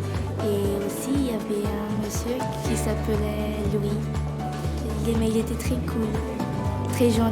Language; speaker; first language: French; non-native, local second language; Malagasy